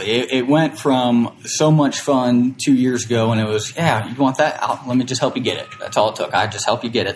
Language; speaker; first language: English; native; English